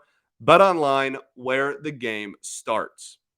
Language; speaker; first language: English; native; English